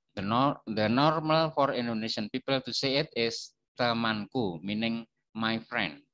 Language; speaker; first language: English; non-native, fluent; Indonesian